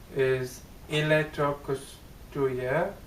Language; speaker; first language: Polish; early bilingual, heritage; English